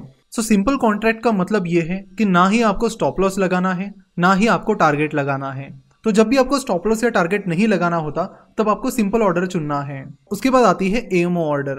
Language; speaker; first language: Hindi; non-native, local second language; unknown